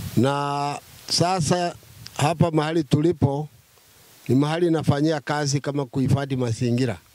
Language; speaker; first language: Swahili; non-native, local second language; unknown